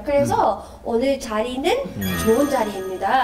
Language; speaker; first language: Korean; non-native, learner; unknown